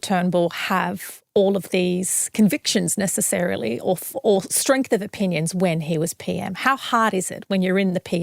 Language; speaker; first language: English; native; English